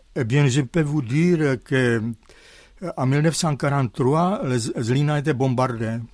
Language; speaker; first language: French; non-native, fluent; Czech